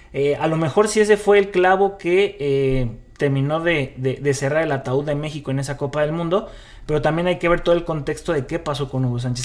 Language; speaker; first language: Spanish; native; Spanish